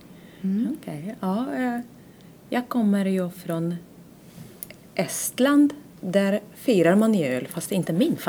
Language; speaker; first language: Swedish; non-native, fluent; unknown